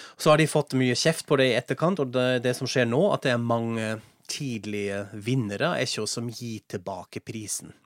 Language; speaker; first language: Norwegian; non-native, fluent; German